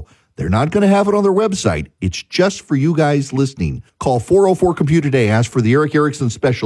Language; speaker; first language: English; native; English